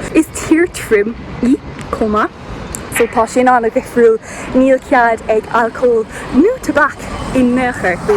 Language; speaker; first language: Irish; native; Irish